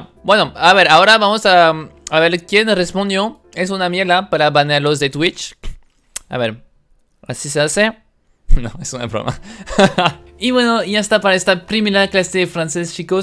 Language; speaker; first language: Spanish; non-native, fluent; French